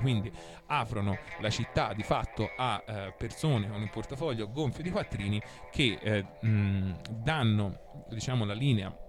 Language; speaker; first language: Italian; native; Italian